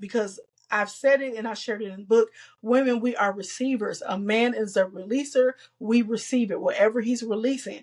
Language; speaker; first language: English; native; English